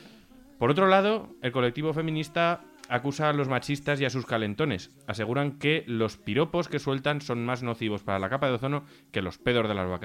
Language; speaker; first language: Spanish; native; Spanish